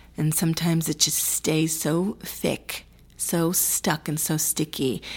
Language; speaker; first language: English; early bilingual, other home language; Spanish